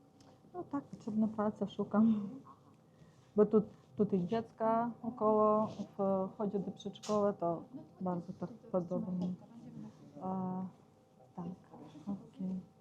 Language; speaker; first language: Polish; non-native, learner; Russian